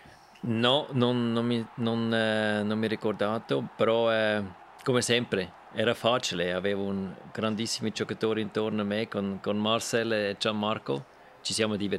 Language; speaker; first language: Italian; non-native, local second language; German